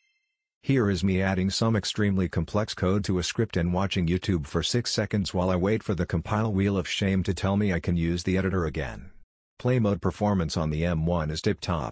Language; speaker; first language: English; native; English